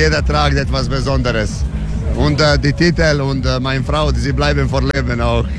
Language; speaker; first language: German; non-native, learner; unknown